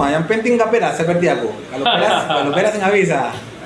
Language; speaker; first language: Indonesian; non-native, fluent; Spanish